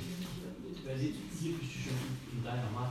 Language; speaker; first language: German; native; German